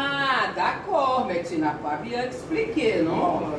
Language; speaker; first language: French; non-native, learner; Portuguese